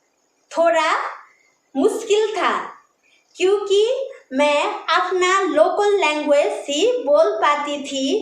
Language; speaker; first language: Hindi; non-native, local second language; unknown